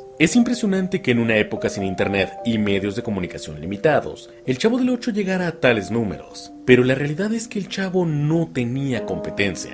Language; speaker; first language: Spanish; native; Spanish